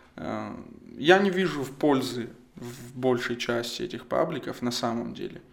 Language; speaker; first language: Russian; non-native, local second language; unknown